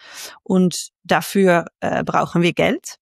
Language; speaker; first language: German; non-native, fluent; Dutch